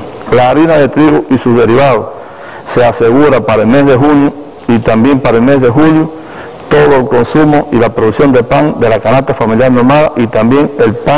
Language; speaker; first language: Spanish; native; Spanish